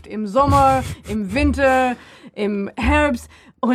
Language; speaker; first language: German; non-native, learner; English